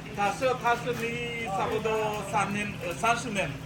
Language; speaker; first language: Chinese; non-native, learner; Bangla